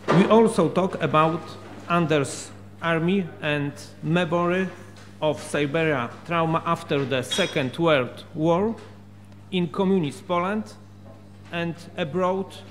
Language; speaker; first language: English; non-native, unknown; Polish